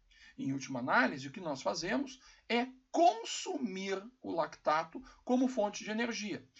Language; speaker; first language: Portuguese; native; Portuguese